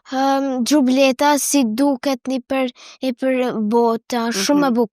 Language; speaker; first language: Albanian; early bilingual, heritage; Albanian